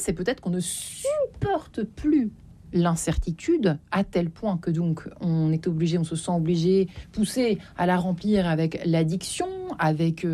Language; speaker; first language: French; native; French